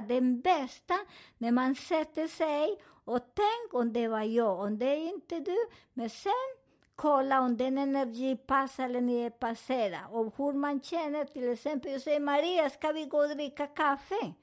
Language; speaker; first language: Swedish; non-native, fluent; Spanish